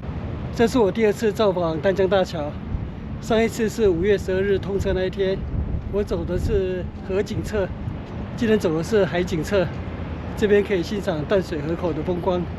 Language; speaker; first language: Chinese; native; Chinese